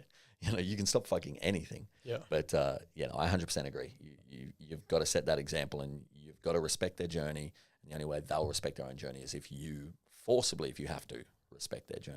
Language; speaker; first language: English; native; English